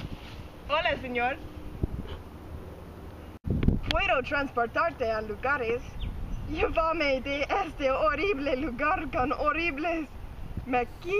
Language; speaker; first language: Spanish; non-native, learner; English